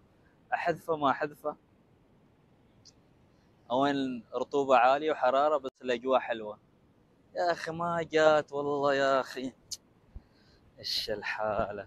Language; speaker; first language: Arabic; native; Arabic